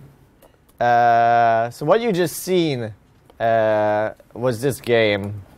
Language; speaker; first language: English; non-native, fluent; Hungarian